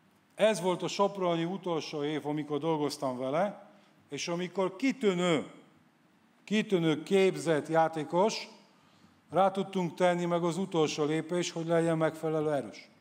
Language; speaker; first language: Hungarian; non-native, fluent; Polish